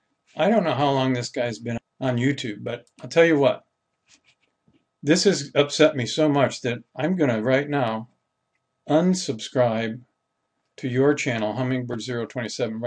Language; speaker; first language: English; native; English